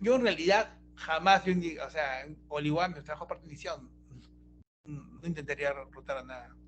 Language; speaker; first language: Spanish; native; Spanish